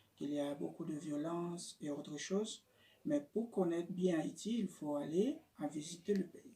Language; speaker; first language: French; non-native, local second language; Haitian Creole